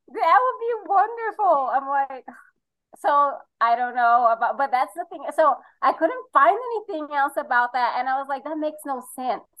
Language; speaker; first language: English; non-native, fluent; Portuguese